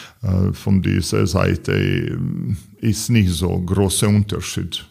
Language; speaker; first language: German; non-native, learner; Serbian